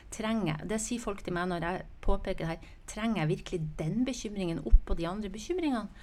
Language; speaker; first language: Norwegian; non-native, fluent; English